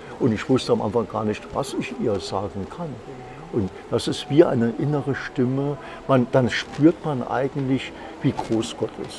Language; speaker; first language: German; native; German